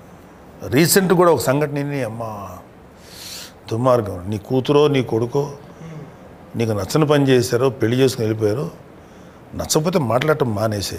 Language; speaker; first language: Telugu; native; Telugu